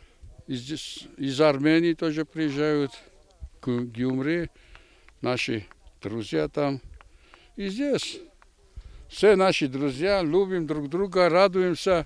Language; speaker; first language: Russian; non-native, fluent; Georgian